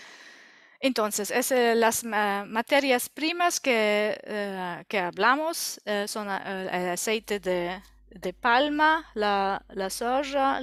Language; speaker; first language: Spanish; non-native, learner; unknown